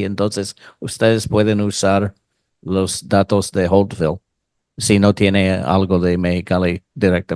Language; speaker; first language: Spanish; non-native, fluent; English